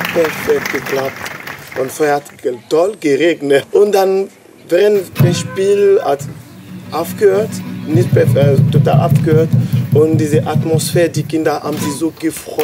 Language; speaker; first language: German; non-native, fluent; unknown